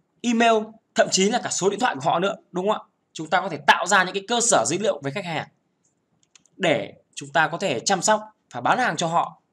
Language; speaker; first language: Vietnamese; native; Vietnamese